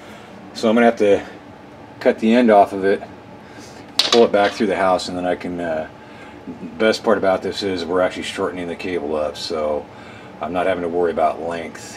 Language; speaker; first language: English; native; English